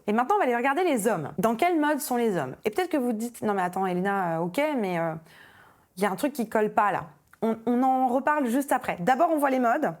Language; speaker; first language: French; native; French